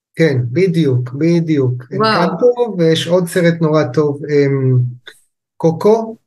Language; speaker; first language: Hebrew; native; Hebrew